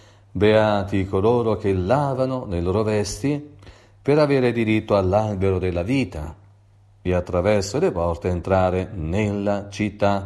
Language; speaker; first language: Italian; native; Italian